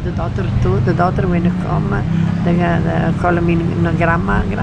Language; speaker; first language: English; non-native, learner; Italian